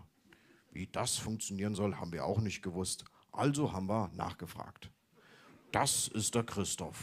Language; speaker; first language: German; native; German